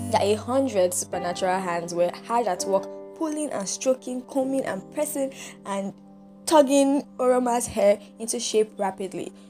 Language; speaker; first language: English; non-native, local second language; Yoruba